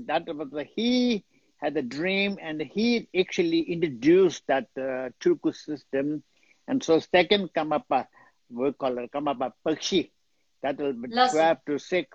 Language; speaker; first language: English; non-native, local second language; Tibetan